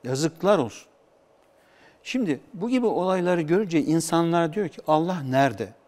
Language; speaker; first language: Turkish; native; Turkish